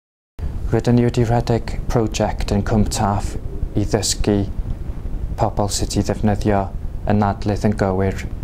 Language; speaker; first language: Welsh; non-native, local second language; English